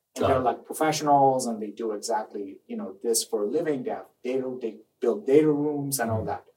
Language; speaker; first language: English; non-native, fluent; Persian